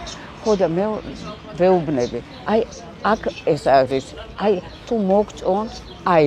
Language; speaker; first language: Georgian; non-native, local second language; Russian